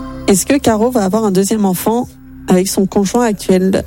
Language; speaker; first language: French; native; French